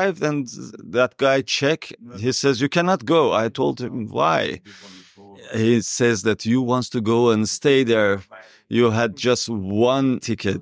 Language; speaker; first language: English; non-native, learner; Persian